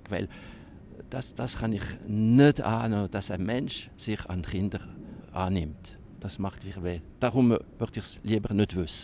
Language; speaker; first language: German; non-native, local second language; French